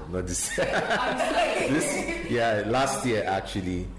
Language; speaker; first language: English; non-native, local second language; Igbo